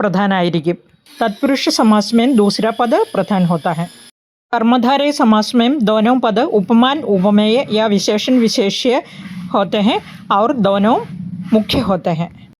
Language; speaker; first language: Hindi; non-native, local second language; Malayalam